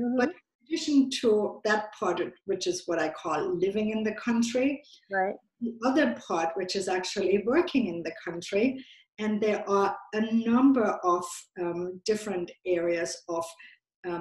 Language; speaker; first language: English; non-native, fluent; German